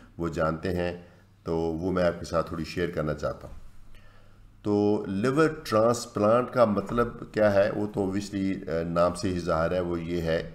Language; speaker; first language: Urdu; native; Urdu